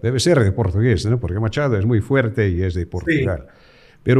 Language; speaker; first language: Spanish; non-native, fluent; Portuguese